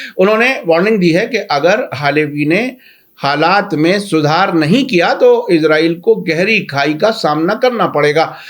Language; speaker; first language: Urdu; native; Urdu